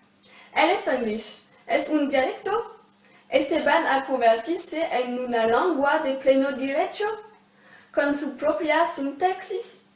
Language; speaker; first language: Spanish; non-native, learner; French